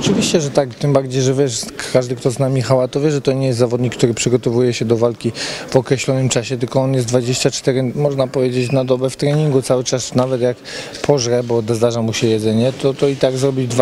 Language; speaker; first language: Polish; native; Polish